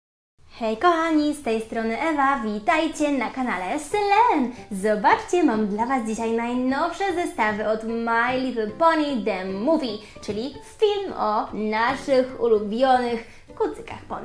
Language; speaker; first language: Polish; native; Polish